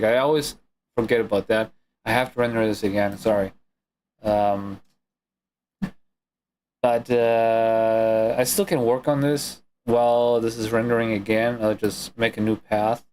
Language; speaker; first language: English; non-native, fluent; German